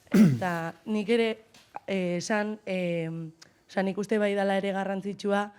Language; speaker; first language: Basque; native; Basque